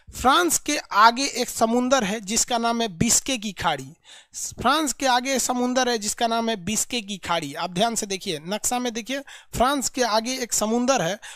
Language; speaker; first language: Hindi; native; Hindi